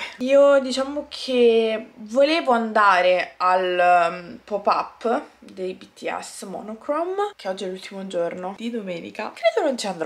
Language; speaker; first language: Italian; native; Italian